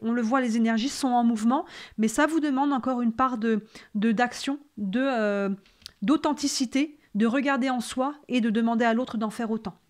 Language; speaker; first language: French; native; French